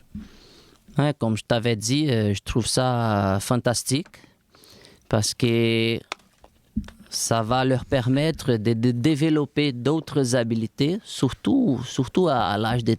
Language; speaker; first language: French; non-native, fluent; Portuguese